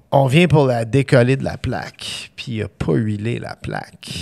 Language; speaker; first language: French; native; French